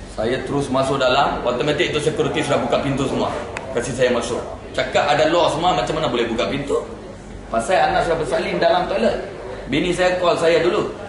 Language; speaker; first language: Malay; non-native, local second language; Tamil